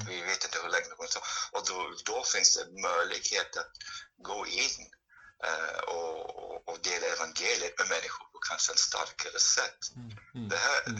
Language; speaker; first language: Swedish; non-native, fluent; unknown